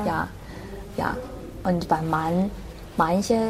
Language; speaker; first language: German; non-native, learner; Chinese